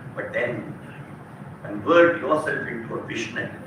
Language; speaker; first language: English; non-native, local second language; Hindi